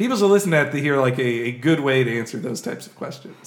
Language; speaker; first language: English; native; English